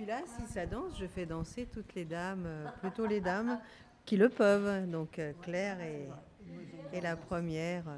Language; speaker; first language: French; native; French